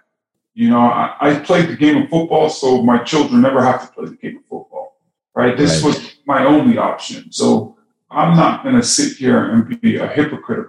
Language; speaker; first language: English; native; English